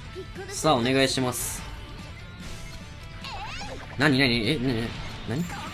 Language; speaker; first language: Japanese; native; Japanese